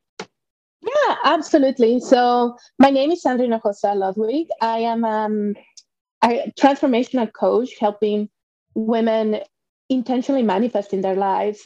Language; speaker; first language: English; non-native, fluent; Spanish